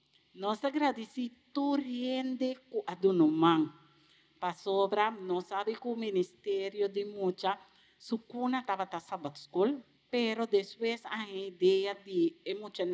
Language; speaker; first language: Portuguese; non-native, learner; Papiamento